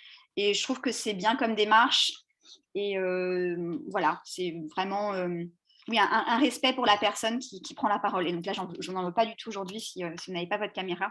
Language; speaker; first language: French; native; French